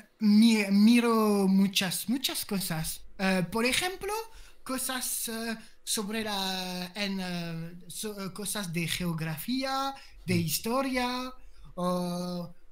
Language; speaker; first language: Spanish; non-native, learner; French